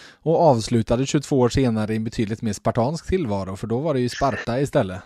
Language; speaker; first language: Swedish; native; Swedish